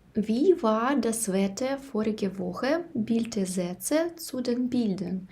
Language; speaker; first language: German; non-native, fluent; Ukrainian